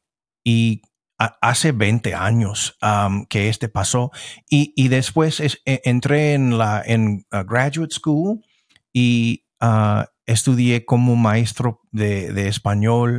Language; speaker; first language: Spanish; non-native, fluent; English